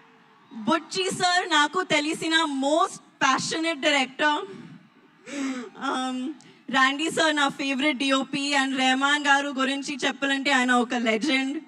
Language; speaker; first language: Telugu; non-native, learner; Hindi